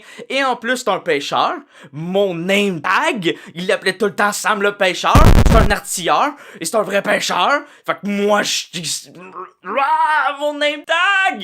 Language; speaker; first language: French; native; French